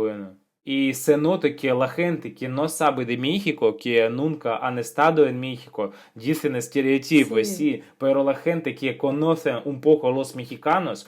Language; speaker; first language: Spanish; non-native, fluent; Russian